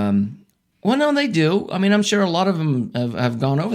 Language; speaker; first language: English; native; English